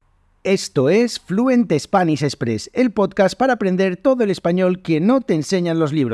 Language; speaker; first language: Spanish; native; Spanish